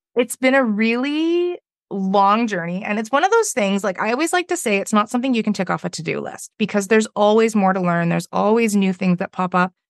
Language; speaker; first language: English; native; English